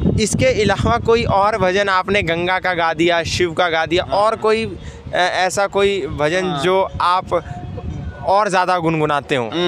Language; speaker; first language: Hindi; native; Hindi